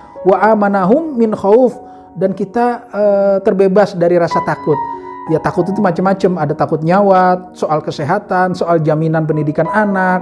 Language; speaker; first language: Indonesian; native; Indonesian